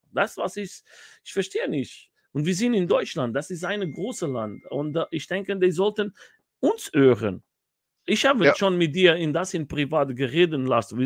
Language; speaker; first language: German; non-native, learner; Portuguese